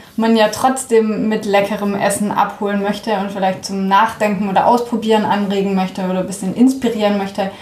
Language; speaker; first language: German; early bilingual, heritage; German